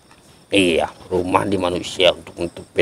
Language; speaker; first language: Indonesian; native; Indonesian